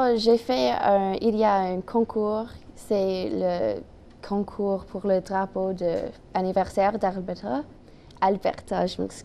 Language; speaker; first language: French; non-native, local second language; English